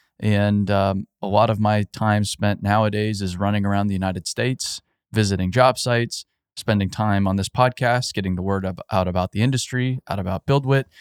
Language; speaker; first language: English; native; English